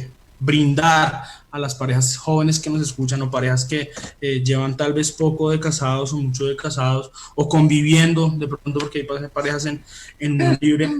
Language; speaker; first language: Spanish; native; Spanish